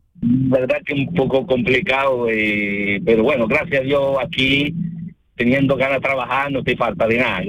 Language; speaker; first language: Spanish; early bilingual, other home language; Arabic